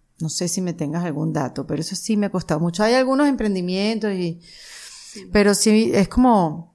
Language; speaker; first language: Spanish; native; Spanish